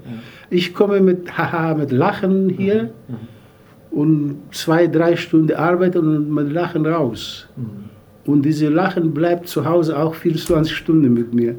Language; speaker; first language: German; non-native, learner; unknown